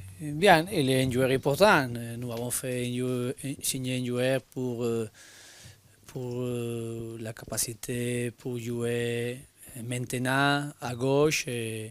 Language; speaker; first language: French; non-native, learner; Spanish